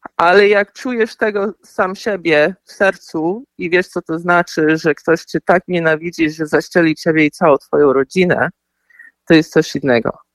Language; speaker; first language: Polish; early bilingual, heritage; Polish